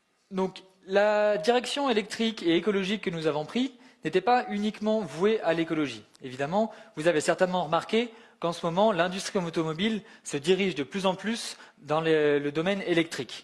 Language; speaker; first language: French; native; French